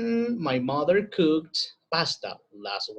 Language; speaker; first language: English; non-native, fluent; Spanish